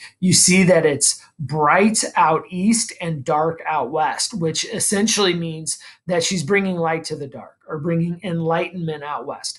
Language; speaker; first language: English; native; English